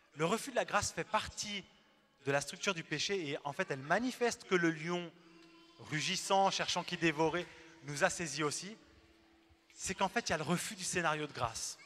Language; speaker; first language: French; native; French